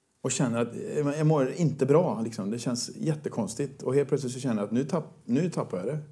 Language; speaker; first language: Swedish; native; Swedish